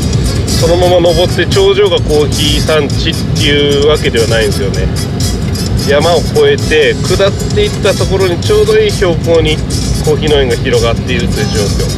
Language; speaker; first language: Japanese; native; Japanese